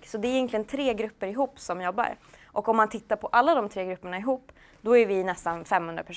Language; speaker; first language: Swedish; native; Swedish